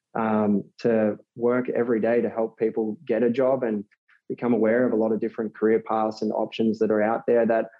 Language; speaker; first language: English; native; English